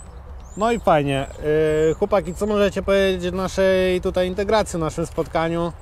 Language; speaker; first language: Polish; native; Polish